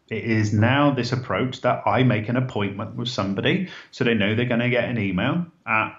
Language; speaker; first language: English; native; English